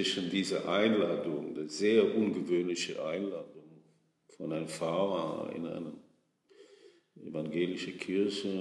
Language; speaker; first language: German; non-native, fluent; Hebrew